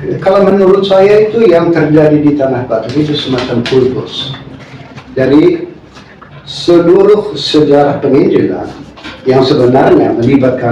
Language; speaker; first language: Indonesian; non-native, fluent; German